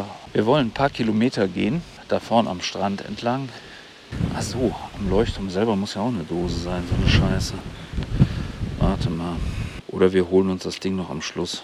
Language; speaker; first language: German; native; German